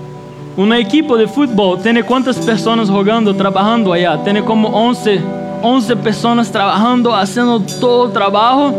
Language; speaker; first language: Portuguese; non-native, learner; Spanish